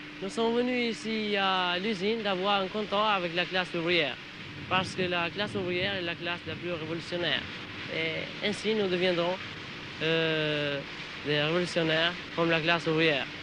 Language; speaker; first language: French; non-native, learner; Albanian